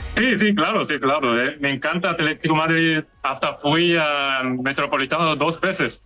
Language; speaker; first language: Spanish; non-native, learner; Korean